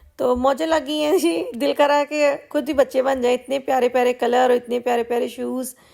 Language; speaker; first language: Urdu; non-native, local second language; Punjabi